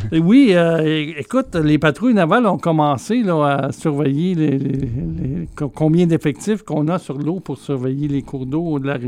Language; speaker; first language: French; native; French